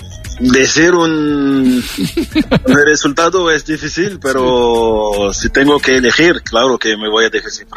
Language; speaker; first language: Spanish; non-native, fluent; French